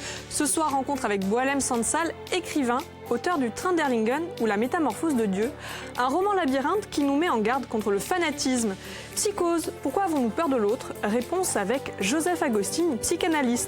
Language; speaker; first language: French; native; French